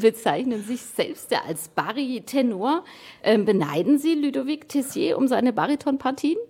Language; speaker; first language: German; native; German